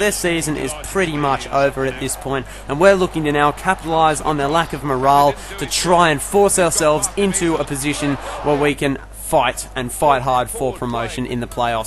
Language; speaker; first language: English; native; English